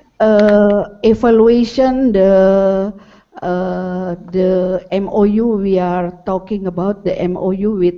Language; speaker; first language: English; non-native, learner; Indonesian